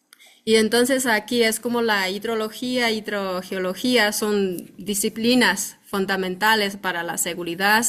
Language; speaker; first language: Spanish; non-native, fluent; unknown